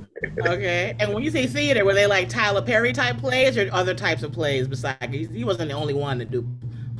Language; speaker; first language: English; native; English